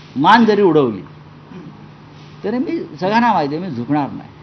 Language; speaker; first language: Marathi; native; Marathi